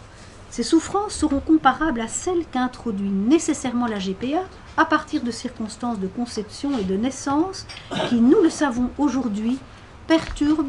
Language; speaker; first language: French; native; French